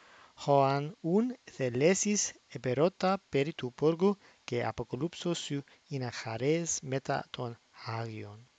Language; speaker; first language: Greek; non-native, fluent; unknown